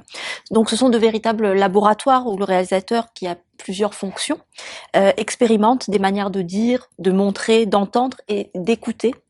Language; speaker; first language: French; native; French